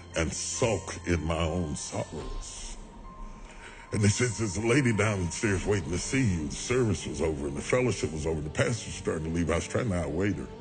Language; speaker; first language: English; native; English